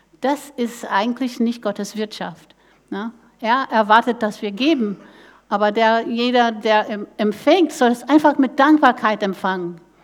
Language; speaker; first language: German; non-native, fluent; English